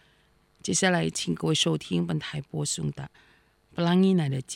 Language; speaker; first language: Chinese; non-native, fluent; Indonesian